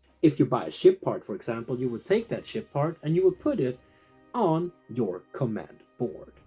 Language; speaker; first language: English; non-native, fluent; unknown